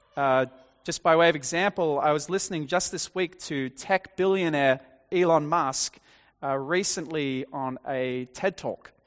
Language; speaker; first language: English; native; English